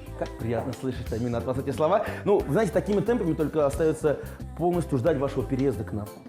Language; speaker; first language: Russian; native; Russian